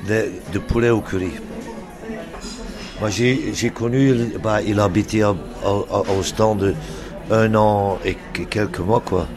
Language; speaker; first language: French; non-native, local second language; Dutch